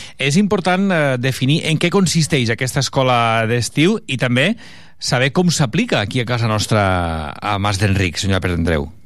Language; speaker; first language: Catalan; native; Catalan